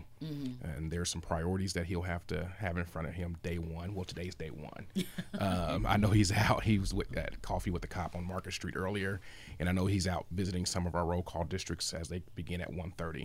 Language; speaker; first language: English; native; English